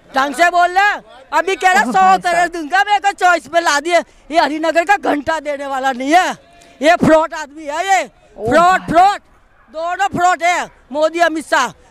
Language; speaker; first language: Hindi; non-native, local second language; Gujarati